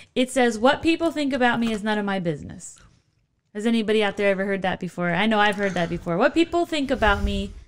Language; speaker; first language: English; native; English